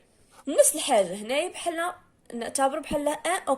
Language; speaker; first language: Arabic; native; Arabic